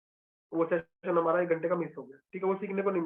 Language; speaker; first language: Hindi; native; Hindi